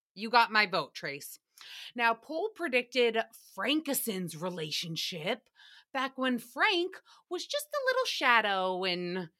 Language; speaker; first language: English; early bilingual, other home language; Armenian